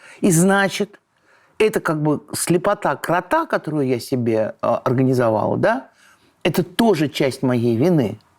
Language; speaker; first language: Russian; native; Russian